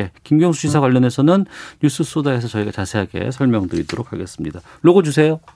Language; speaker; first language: Korean; native; Korean